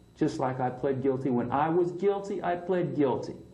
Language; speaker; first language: English; native; English